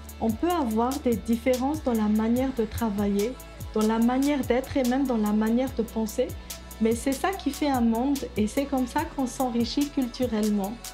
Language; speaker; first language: French; non-native, local second language; Malagasy